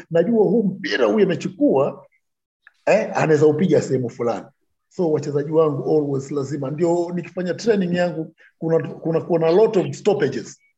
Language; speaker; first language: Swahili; non-native, local second language; Luyia